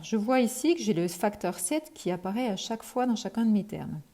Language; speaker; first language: French; native; French